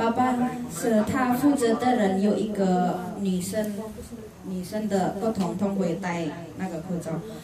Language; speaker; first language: Chinese; non-native, learner; Indonesian